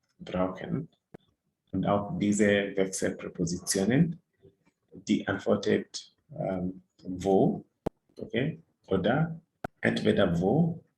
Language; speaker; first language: German; non-native, fluent; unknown